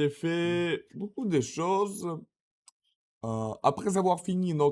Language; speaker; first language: French; non-native, learner; Russian